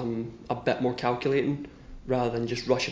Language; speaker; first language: English; native; English